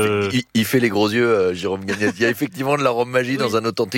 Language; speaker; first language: French; native; French